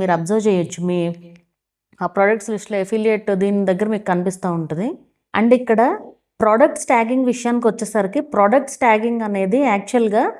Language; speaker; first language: Telugu; native; Telugu